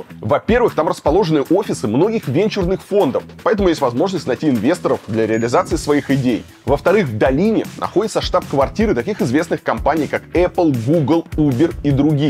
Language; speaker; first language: Russian; native; Russian